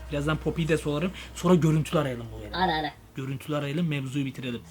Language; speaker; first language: Turkish; native; Turkish